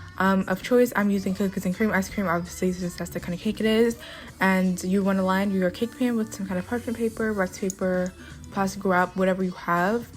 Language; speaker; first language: English; native; English